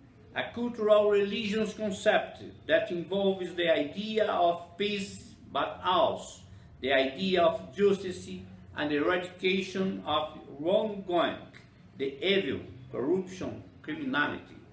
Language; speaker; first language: English; non-native, fluent; Portuguese